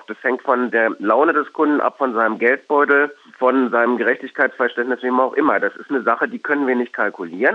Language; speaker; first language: German; native; German